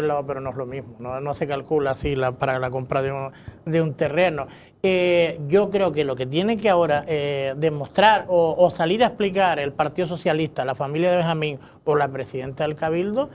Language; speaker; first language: Spanish; native; Spanish